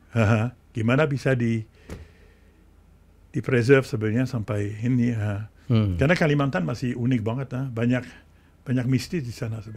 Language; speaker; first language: Indonesian; non-native, fluent; French